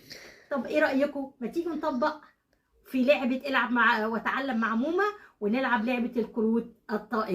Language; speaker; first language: Arabic; native; Arabic